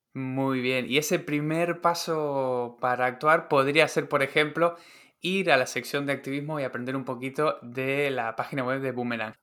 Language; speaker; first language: Spanish; native; Spanish